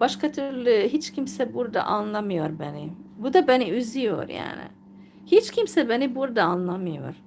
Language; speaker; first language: Turkish; non-native, fluent; Hungarian